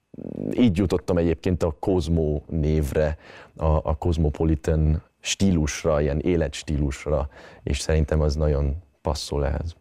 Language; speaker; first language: Hungarian; early bilingual, heritage; Hungarian